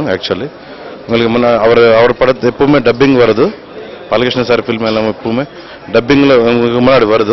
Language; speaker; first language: Tamil; non-native, fluent; Telugu